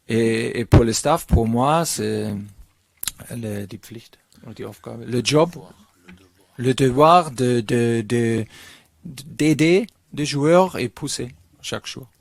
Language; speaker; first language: French; non-native, learner; German